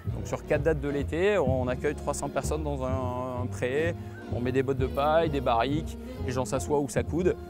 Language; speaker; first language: French; native; French